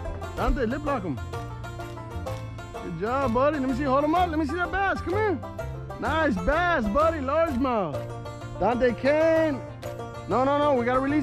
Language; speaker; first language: English; native; English